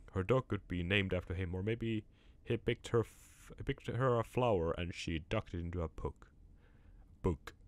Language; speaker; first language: English; non-native, fluent; Finnish